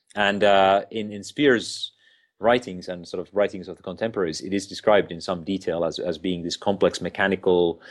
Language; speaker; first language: English; non-native, fluent; Finnish